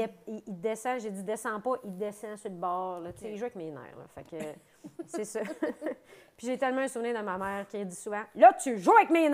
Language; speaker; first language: French; native; French